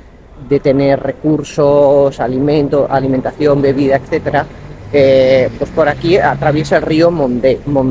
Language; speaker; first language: Spanish; native; Spanish